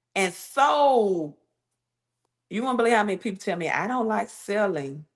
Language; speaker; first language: English; native; English